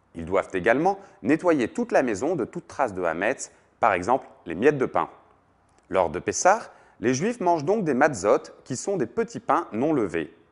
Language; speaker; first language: French; native; French